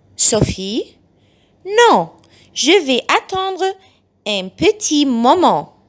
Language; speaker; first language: French; non-native, fluent; Arabic